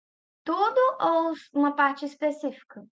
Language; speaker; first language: Portuguese; native; Portuguese